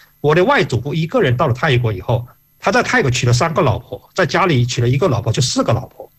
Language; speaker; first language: Chinese; non-native, local second language; Hakka Chinese